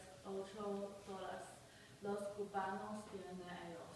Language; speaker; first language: Spanish; non-native, learner; English